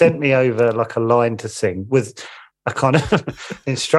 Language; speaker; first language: English; native; English